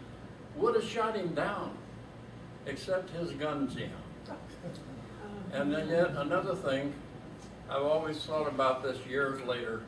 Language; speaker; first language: English; native; English